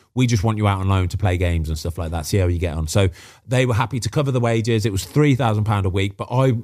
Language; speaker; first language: English; native; English